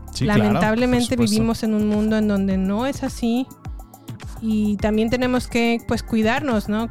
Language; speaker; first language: Spanish; native; Spanish